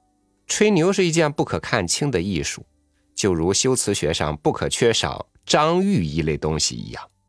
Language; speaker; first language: Chinese; native; Chinese